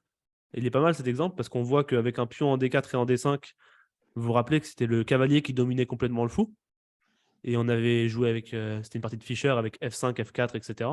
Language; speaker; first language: French; native; French